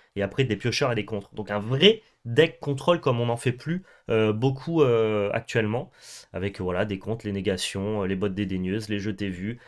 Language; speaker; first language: French; native; French